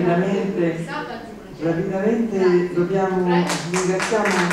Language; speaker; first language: Italian; native; Italian